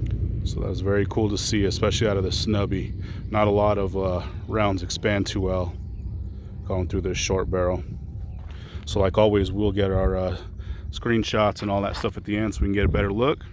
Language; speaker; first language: English; native; English